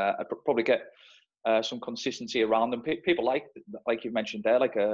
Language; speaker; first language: English; native; English